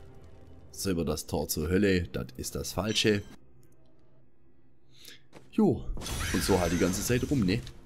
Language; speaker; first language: German; native; German